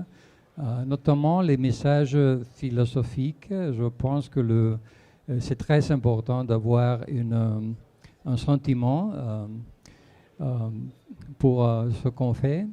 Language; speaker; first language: French; non-native, fluent; Spanish